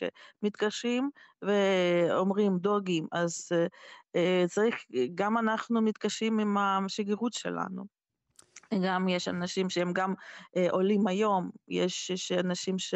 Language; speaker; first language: Hebrew; non-native, fluent; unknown